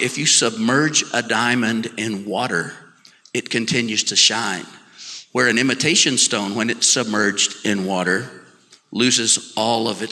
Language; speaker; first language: English; native; English